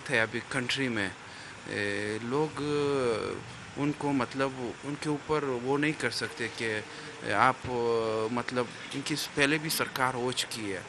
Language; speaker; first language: Hindi; non-native, fluent; Pashto